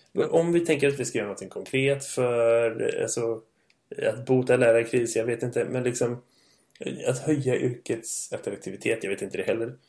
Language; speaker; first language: Swedish; native; Swedish